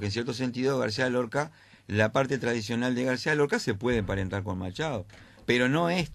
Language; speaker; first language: Spanish; native; Spanish